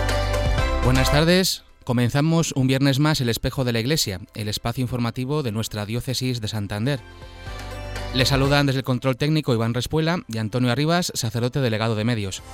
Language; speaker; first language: Spanish; native; Spanish